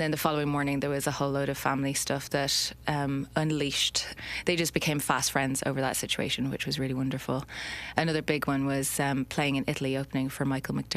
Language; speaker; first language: English; native; English